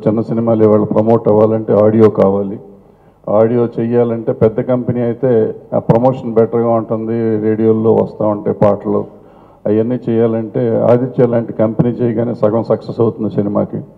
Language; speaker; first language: Telugu; native; Telugu